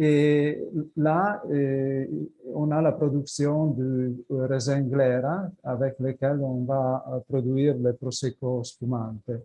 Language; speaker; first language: French; non-native, fluent; Italian